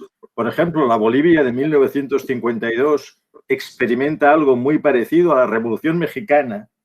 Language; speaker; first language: Spanish; native; Spanish